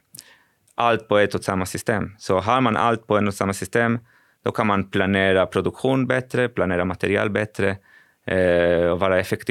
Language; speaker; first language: Swedish; non-native, fluent; Spanish